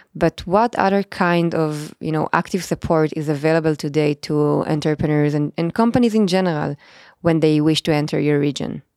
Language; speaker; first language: English; non-native, fluent; Hebrew